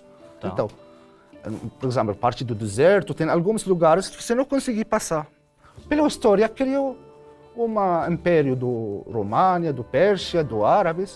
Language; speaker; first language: Portuguese; non-native, learner; Arabic